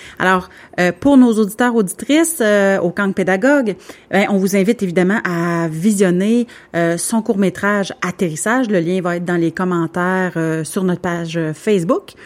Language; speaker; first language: French; native; French